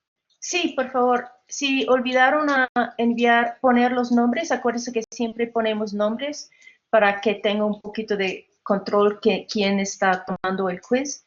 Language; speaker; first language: Spanish; non-native, fluent; English